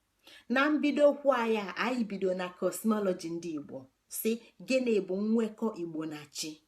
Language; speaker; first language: Igbo; native; Igbo